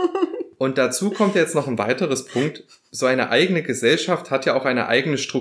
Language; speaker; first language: German; native; German